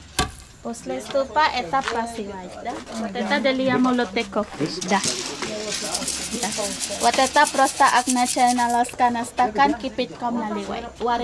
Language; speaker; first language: Russian; non-native, learner; Indonesian